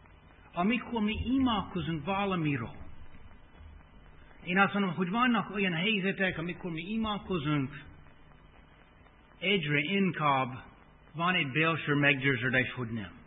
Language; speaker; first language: Hungarian; non-native, fluent; English